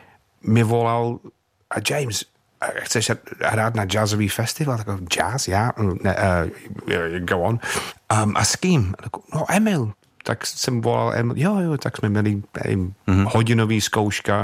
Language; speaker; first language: Czech; non-native, fluent; English